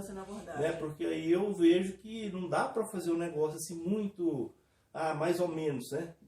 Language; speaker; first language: Portuguese; native; Portuguese